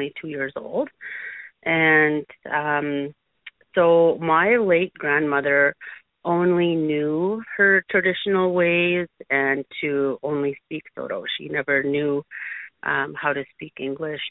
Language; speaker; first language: English; native; English